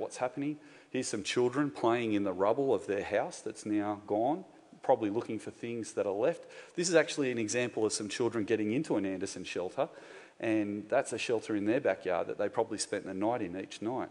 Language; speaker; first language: English; native; English